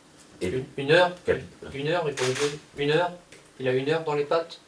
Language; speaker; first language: French; native; French